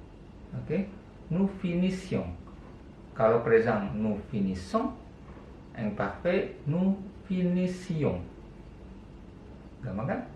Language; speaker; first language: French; non-native, fluent; Indonesian